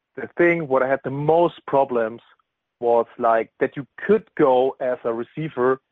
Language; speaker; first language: English; non-native, fluent; German